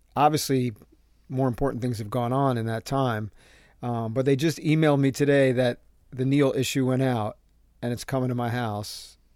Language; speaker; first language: English; native; English